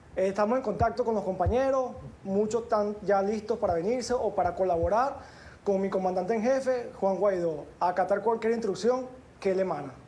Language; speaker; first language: Spanish; native; Spanish